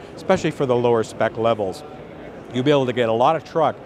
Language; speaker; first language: English; native; English